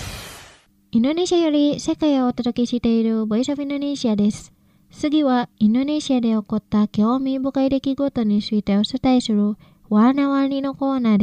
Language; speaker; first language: Japanese; non-native, fluent; Indonesian